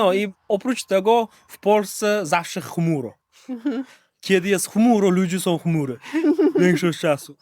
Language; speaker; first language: Polish; non-native, fluent; Uzbek